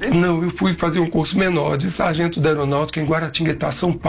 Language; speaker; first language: Portuguese; native; Portuguese